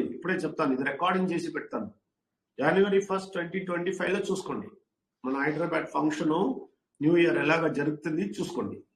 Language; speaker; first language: Telugu; non-native, learner; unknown